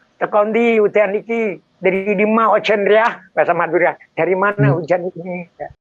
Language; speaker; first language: Indonesian; non-native, local second language; Madurese